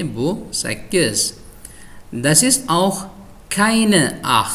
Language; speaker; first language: German; non-native, fluent; Uzbek